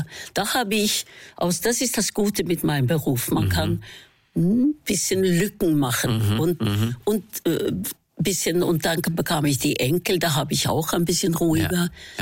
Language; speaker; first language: German; non-native, fluent; Norwegian